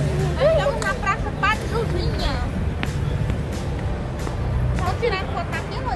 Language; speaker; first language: Portuguese; native; Portuguese